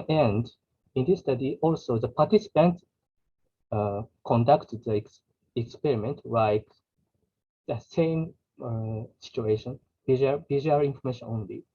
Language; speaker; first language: English; non-native, learner; Japanese